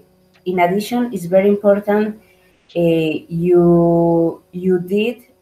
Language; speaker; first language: English; non-native, learner; Spanish